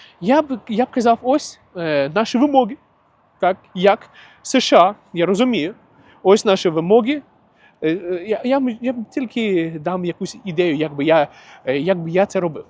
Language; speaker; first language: Ukrainian; non-native, local second language; Russian